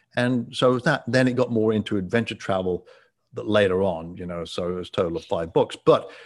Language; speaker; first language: English; native; English